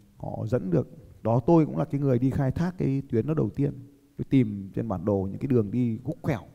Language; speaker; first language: Vietnamese; native; Vietnamese